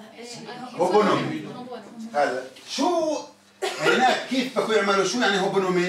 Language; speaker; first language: Arabic; native; Arabic